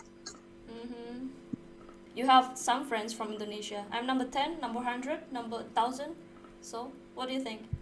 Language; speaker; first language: English; non-native, learner; Indonesian